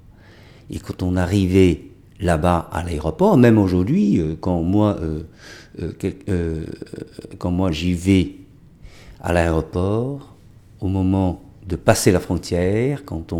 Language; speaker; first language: French; non-native, fluent; Chinese